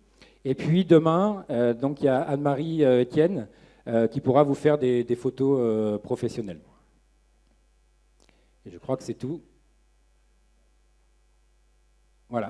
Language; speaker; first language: French; native; French